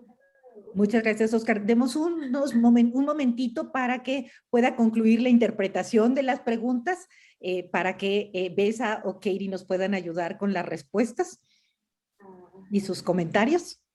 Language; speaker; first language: Spanish; native; Spanish